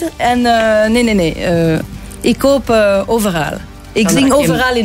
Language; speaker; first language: Dutch; non-native, local second language; French